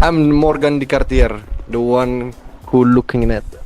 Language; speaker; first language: English; non-native, learner; Indonesian